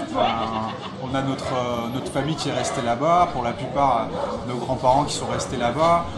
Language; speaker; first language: French; native; French